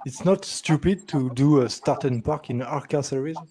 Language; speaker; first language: English; non-native, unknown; French